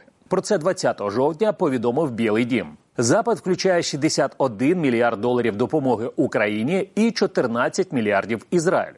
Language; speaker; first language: Ukrainian; native; Ukrainian